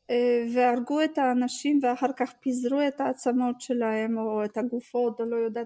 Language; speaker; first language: Hebrew; non-native, fluent; Russian